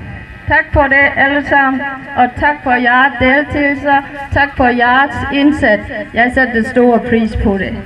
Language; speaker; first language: Danish; non-native, learner; Burmese